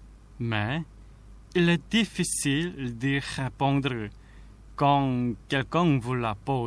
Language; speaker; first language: French; non-native, fluent; Korean